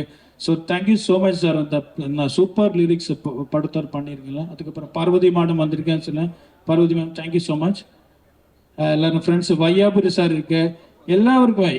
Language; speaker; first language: Tamil; non-native, learner; Malayalam